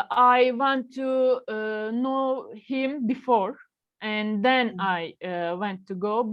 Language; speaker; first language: English; non-native, learner; Turkish